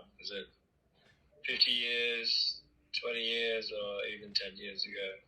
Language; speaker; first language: English; non-native, fluent; Spanish